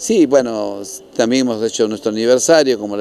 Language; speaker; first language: Spanish; native; Spanish